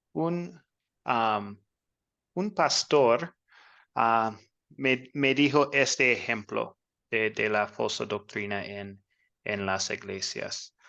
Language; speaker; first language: Spanish; non-native, fluent; English